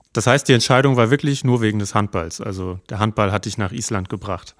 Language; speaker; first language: German; native; German